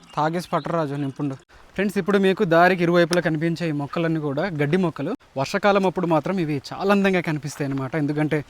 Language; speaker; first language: Telugu; non-native, local second language; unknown